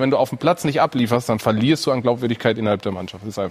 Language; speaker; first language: German; native; German